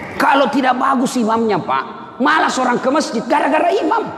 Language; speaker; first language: Indonesian; native; Indonesian